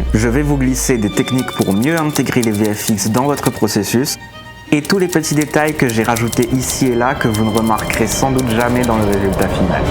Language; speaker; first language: French; native; French